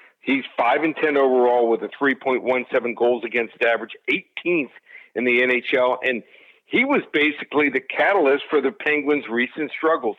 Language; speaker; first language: English; native; English